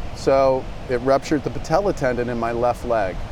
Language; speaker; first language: English; native; English